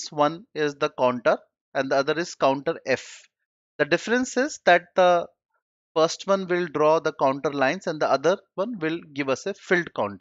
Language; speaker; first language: English; non-native, local second language; Hindi